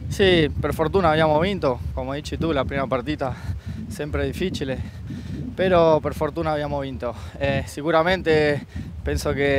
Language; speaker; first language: Italian; non-native, fluent; Spanish